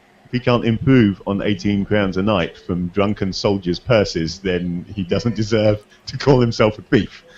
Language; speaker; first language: English; native; English